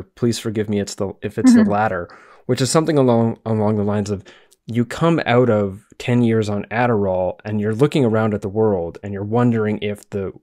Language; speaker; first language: English; native; English